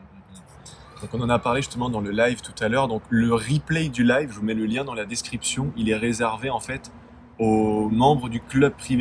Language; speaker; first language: French; native; French